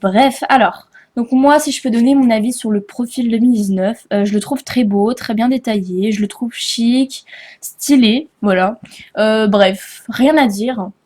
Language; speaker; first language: French; native; French